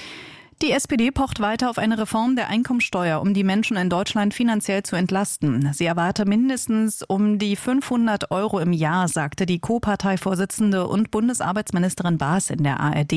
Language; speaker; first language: German; native; German